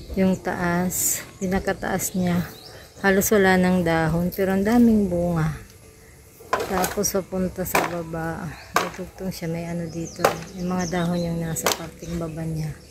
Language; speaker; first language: Filipino; non-native, local second language; Waray